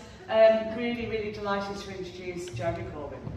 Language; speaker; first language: English; native; English